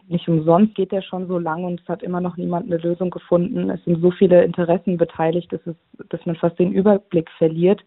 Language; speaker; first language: German; native; German